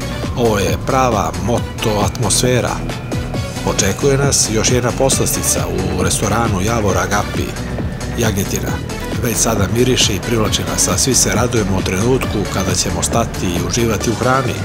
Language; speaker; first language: Croatian; native; Croatian